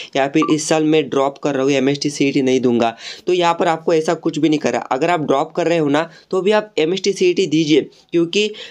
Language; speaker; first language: Hindi; non-native, local second language; Marathi